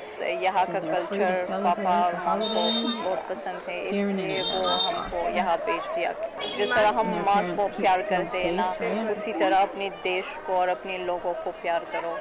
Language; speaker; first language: Hindi; non-native, learner; Persian